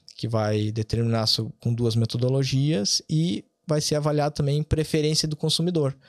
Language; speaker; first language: Portuguese; native; Portuguese